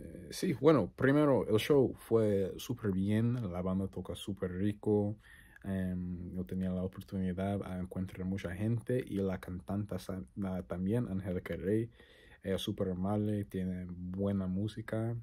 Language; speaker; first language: Spanish; non-native, learner; English